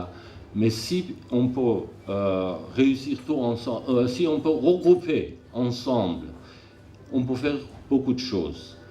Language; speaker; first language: French; non-native, learner; Armenian